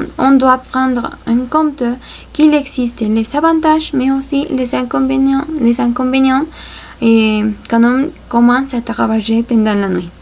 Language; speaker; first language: French; non-native, fluent; Spanish